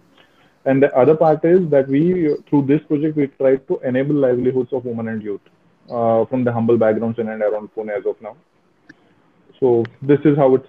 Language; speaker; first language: English; non-native, local second language; Kashmiri